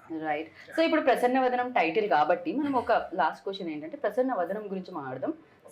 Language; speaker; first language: Telugu; native; Telugu